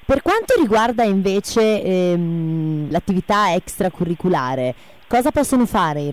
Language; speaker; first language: Italian; native; Italian